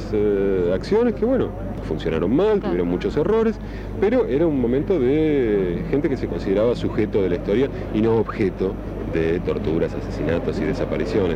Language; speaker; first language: Spanish; native; Spanish